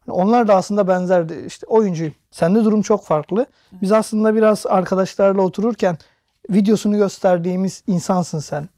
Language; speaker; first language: Turkish; native; Turkish